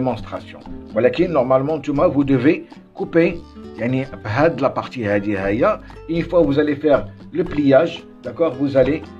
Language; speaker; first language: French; non-native, local second language; Arabic